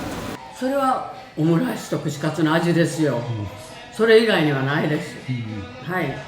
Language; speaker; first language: Japanese; native; Japanese